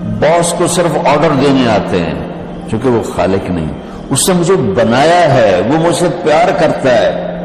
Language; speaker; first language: Urdu; non-native, local second language; Punjabi